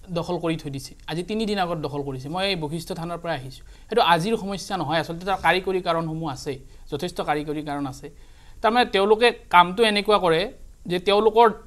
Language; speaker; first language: Assamese; native; Assamese